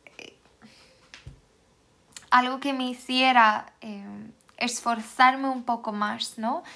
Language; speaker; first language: Spanish; non-native, fluent; Swedish